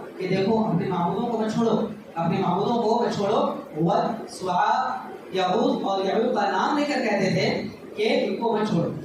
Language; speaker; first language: Urdu; native; Urdu